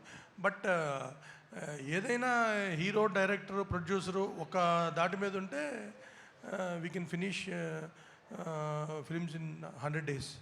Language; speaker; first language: Telugu; native; Telugu